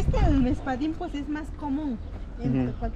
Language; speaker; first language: Spanish; native; Spanish